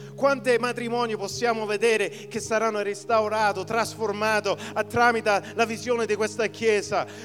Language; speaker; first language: Italian; early bilingual, heritage; Italian